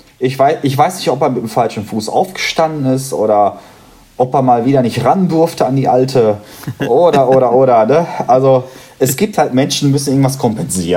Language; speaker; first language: German; native; German